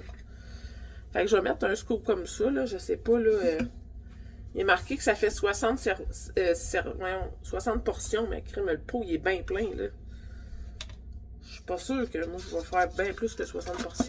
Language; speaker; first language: French; native; French